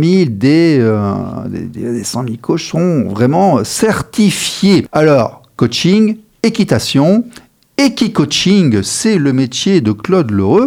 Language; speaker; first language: French; native; French